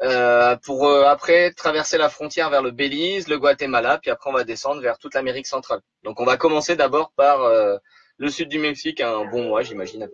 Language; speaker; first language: French; native; French